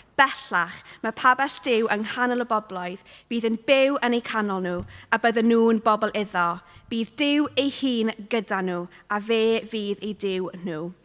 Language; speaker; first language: Welsh; non-native, local second language; English